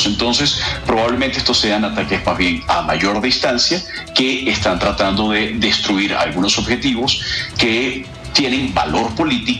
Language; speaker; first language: Spanish; native; Spanish